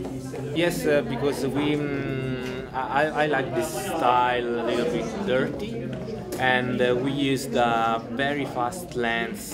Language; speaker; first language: English; non-native, learner; Italian